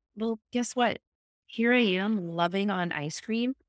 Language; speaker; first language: English; native; English